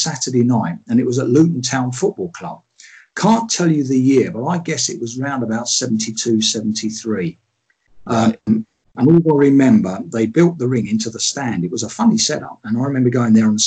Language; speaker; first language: English; native; English